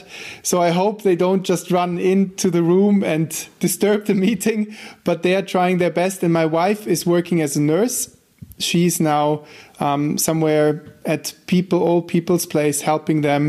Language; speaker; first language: English; non-native, fluent; German